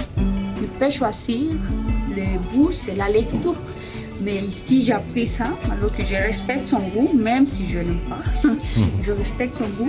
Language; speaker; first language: French; non-native, learner; Spanish